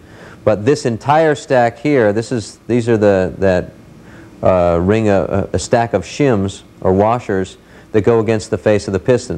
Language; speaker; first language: English; native; English